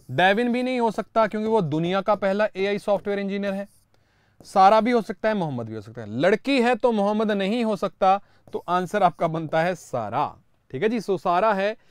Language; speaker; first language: Hindi; non-native, local second language; Punjabi